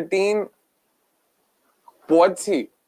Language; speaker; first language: English; non-native, local second language; Hindi